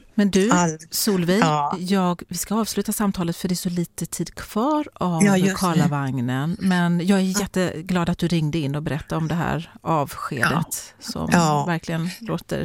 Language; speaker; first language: Swedish; native; Swedish